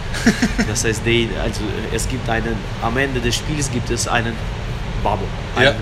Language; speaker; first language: German; early bilingual, other home language; Russian